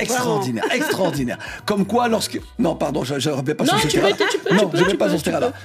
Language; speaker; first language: French; native; French